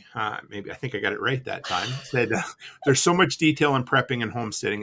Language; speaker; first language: English; native; English